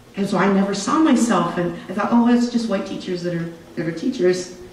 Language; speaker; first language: English; native; English